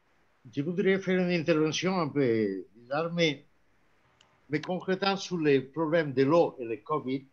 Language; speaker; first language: French; non-native, fluent; Spanish